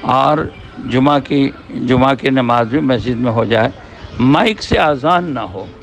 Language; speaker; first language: Urdu; native; Urdu